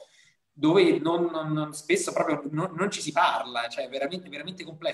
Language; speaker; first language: Italian; native; Italian